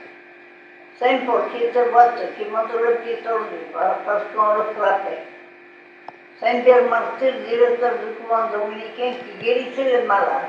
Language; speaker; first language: French; non-native, local second language; Basque